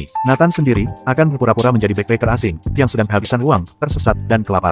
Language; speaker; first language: Indonesian; native; Indonesian